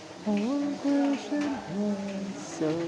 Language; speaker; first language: English; non-native, learner; Indonesian